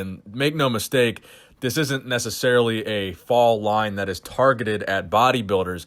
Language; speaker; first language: English; native; English